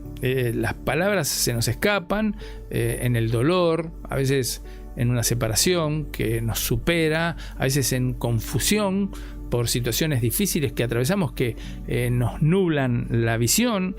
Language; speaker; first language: Spanish; native; Spanish